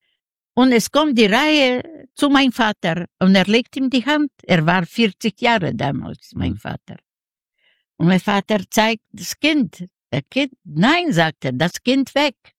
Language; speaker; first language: German; non-native, learner; Yiddish